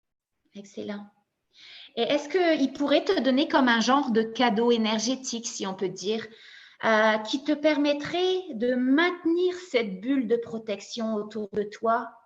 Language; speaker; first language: French; native; French